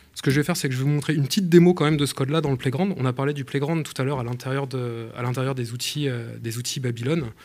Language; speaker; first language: French; native; French